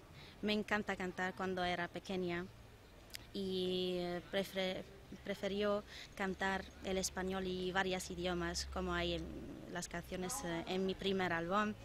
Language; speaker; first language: Spanish; non-native, fluent; Arabic